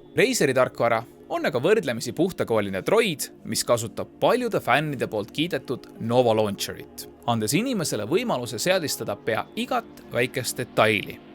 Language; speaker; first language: Estonian; native; Estonian